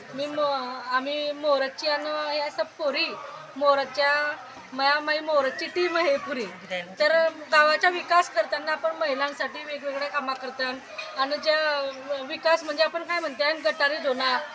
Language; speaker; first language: Marathi; non-native, local second language; Bhili